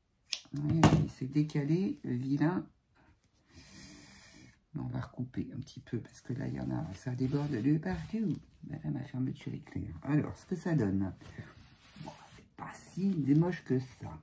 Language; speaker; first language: French; native; French